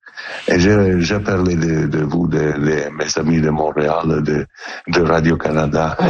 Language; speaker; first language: French; non-native, learner; Italian